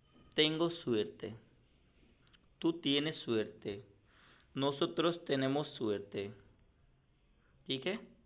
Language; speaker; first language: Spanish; non-native, learner; Hindi